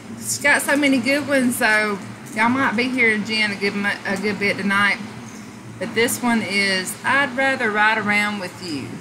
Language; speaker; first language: English; native; English